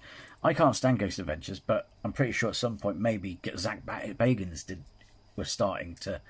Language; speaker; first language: English; native; English